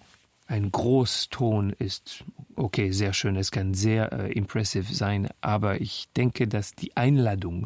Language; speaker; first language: German; non-native, fluent; French